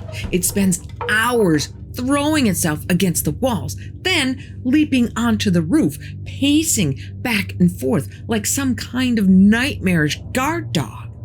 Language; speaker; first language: English; native; English